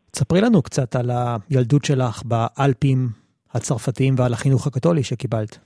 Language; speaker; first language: Hebrew; native; Hebrew